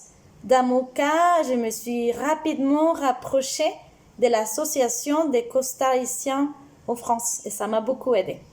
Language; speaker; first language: French; non-native, fluent; Spanish